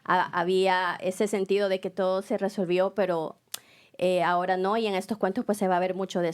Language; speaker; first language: Spanish; native; Spanish